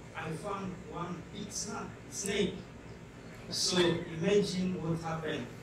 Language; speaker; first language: English; non-native, fluent; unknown